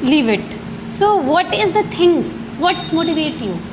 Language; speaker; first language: English; non-native, learner; Hindi